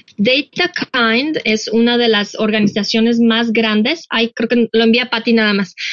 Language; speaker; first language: Spanish; non-native, fluent; Russian